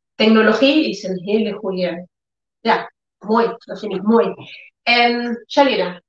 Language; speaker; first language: Dutch; non-native, learner; Spanish